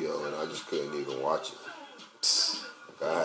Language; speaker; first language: English; native; English